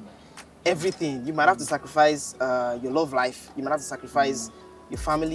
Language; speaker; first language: English; non-native, local second language; Yoruba